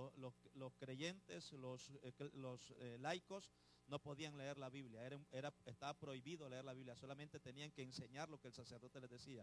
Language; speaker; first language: Spanish; native; Spanish